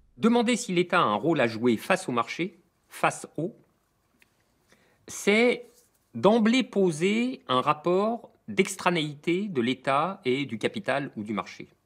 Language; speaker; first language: French; native; French